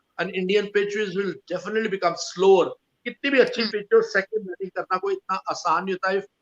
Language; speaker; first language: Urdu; non-native, local second language; Punjabi